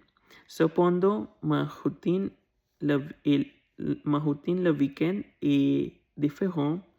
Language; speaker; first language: French; non-native, learner; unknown